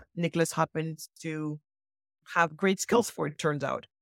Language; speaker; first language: English; early bilingual, other home language; Wolof